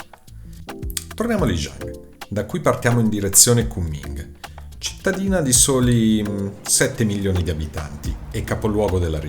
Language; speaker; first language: Italian; native; Italian